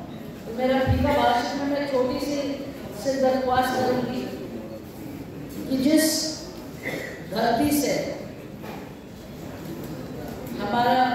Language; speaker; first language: Hindi; non-native, local second language; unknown